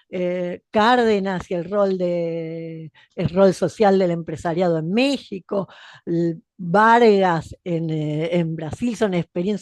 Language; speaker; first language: Spanish; native; Spanish